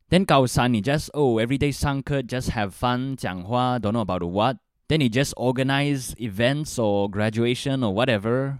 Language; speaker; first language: English; non-native, local second language; Chinese